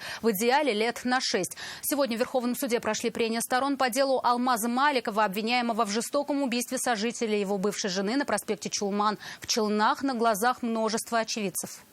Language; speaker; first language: Russian; native; Russian